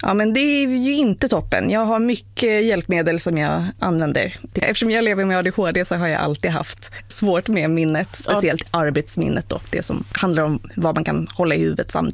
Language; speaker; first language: Swedish; native; Swedish